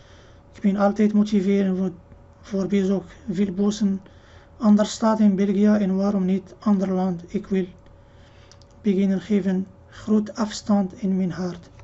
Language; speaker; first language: Dutch; non-native, learner; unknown